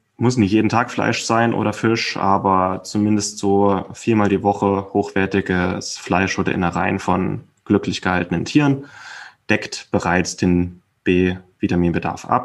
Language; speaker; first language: German; native; German